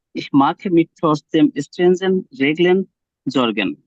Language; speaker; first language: German; non-native, learner; Bangla